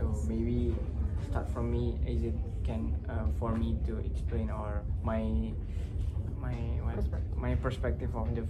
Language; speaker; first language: English; non-native, local second language; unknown